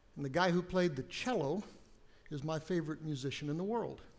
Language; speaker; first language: English; native; English